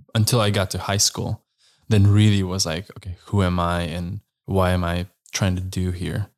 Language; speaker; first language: English; non-native, fluent; Slovenian